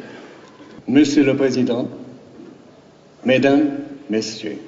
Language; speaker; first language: French; non-native, learner; German